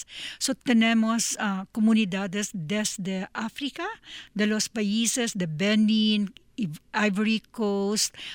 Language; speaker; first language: Spanish; non-native, learner; English